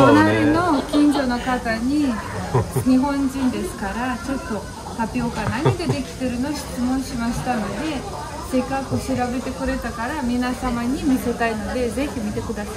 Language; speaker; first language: Japanese; non-native, fluent; Romanian